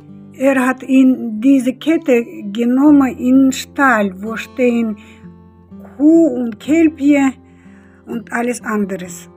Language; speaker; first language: German; early bilingual, heritage; German